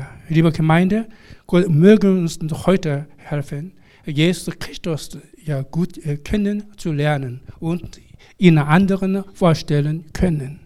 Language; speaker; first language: German; non-native, fluent; Korean